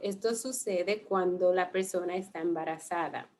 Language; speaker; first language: Spanish; early bilingual, heritage; Spanish